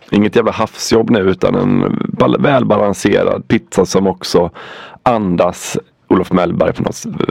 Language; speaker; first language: Swedish; native; Swedish